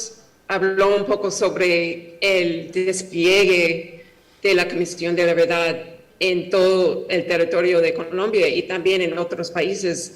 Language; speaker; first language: Spanish; non-native, fluent; English